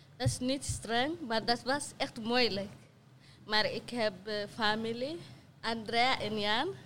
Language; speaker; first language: Dutch; non-native, learner; Tigrinya